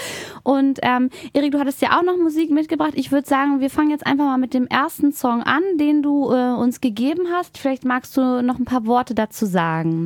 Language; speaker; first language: German; native; German